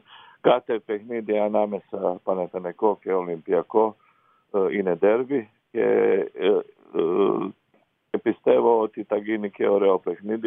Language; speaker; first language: Greek; non-native, fluent; Croatian